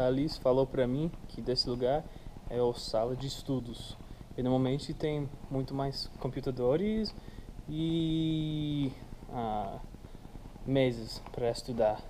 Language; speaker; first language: Portuguese; non-native, learner; English